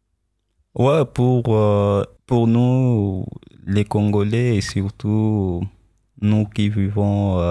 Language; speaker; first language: French; non-native, local second language; Swahili